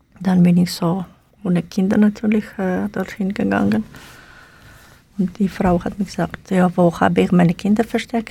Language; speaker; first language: German; non-native, learner; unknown